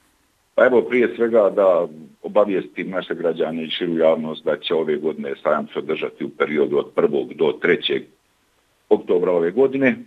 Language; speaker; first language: Bosnian; native; Bosnian